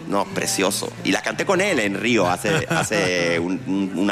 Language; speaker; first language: Spanish; native; Spanish